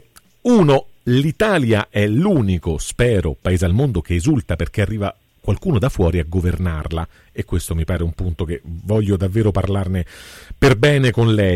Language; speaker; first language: Italian; native; Italian